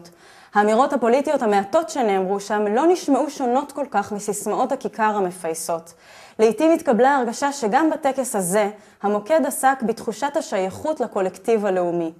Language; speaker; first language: Hebrew; native; Hebrew